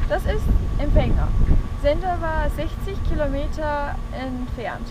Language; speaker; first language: German; non-native, fluent; Russian